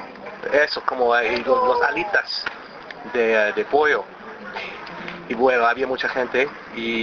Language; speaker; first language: Spanish; early bilingual, other home language; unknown